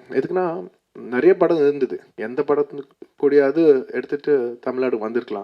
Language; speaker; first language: Tamil; non-native, local second language; Telugu